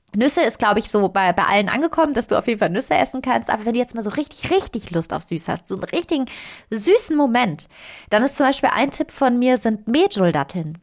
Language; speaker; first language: German; non-native, fluent; Italian